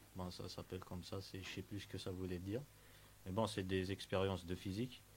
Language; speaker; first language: French; native; French